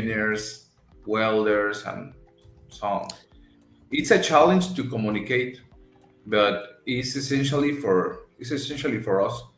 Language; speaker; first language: English; non-native, learner; Spanish